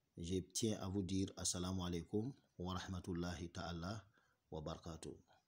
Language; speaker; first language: French; non-native, local second language; Bambara